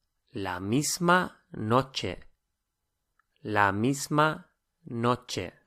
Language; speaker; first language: Spanish; non-native, fluent; English